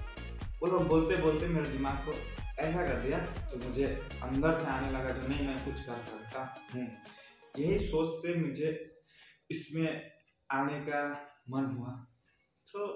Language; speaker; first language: Hindi; non-native, local second language; Bangla